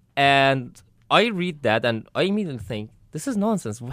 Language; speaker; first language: English; non-native, fluent; Persian